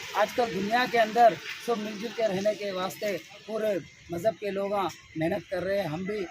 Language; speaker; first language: Hindi; native; Hindi